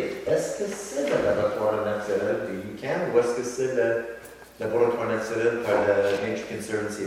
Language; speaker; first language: French; non-native, learner; English